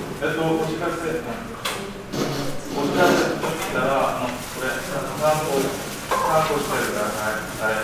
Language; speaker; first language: Japanese; non-native, learner; Korean